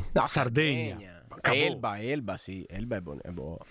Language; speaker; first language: Portuguese; non-native, fluent; Italian